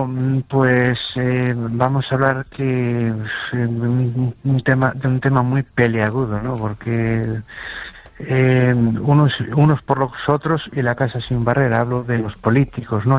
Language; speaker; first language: Spanish; native; Spanish